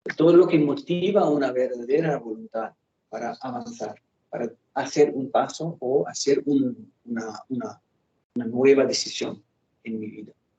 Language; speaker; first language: Spanish; non-native, fluent; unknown